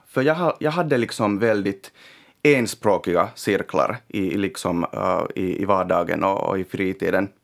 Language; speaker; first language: Swedish; non-native, local second language; Finnish